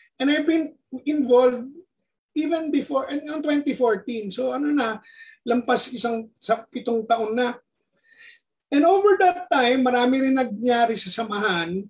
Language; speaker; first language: Filipino; native; Filipino